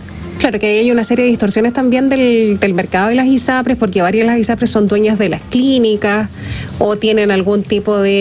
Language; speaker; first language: Spanish; native; Spanish